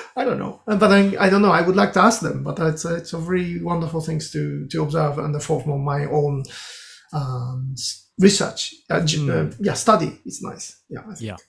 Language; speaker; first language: English; non-native, fluent; Japanese